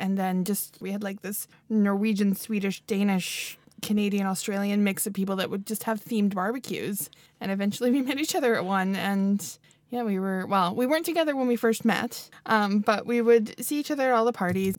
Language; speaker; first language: English; native; English